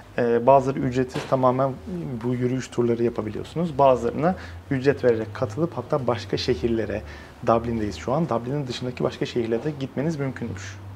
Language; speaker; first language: Turkish; native; Turkish